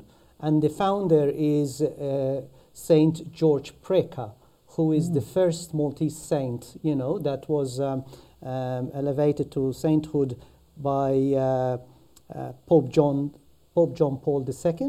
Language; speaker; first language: English; non-native, fluent; Maltese